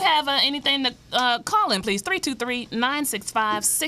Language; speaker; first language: English; native; English